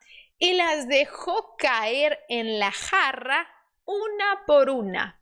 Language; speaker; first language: Spanish; non-native, fluent; Portuguese